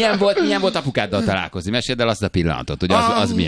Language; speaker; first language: Hungarian; native; Hungarian